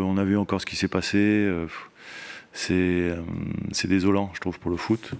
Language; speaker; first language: French; native; French